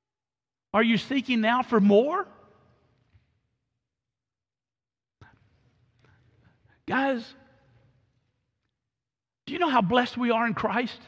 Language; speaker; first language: English; native; English